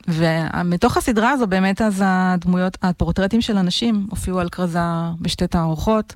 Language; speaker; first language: Hebrew; native; Hebrew